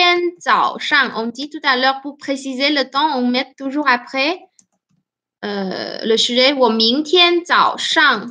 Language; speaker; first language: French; non-native, fluent; Chinese